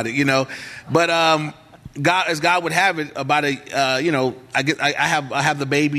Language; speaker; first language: English; native; English